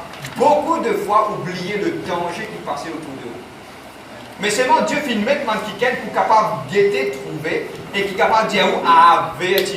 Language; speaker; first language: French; non-native, learner; Morisyen